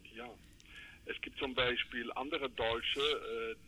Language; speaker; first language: German; non-native, fluent; English